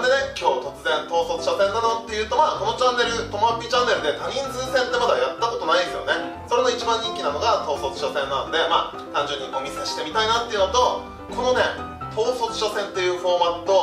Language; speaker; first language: Japanese; native; Japanese